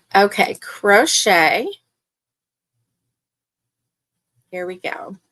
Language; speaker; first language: English; native; English